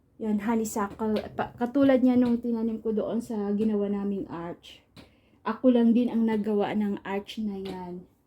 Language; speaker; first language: Filipino; non-native, local second language; Waray